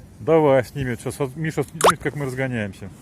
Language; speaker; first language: Russian; native; Russian